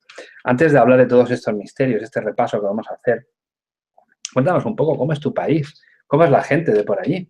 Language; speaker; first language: Spanish; native; Spanish